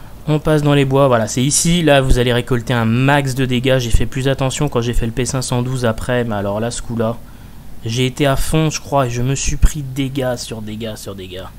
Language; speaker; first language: French; native; French